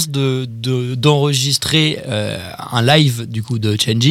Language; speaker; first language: French; native; French